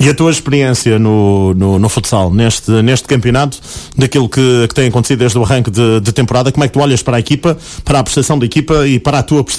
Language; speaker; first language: Portuguese; native; Portuguese